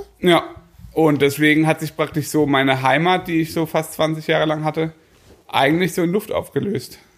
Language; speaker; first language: German; native; German